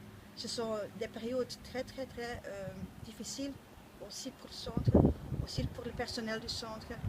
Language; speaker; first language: French; non-native, local second language; Dutch